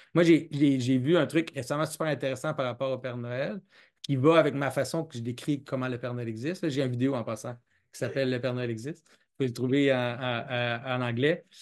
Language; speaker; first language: French; native; French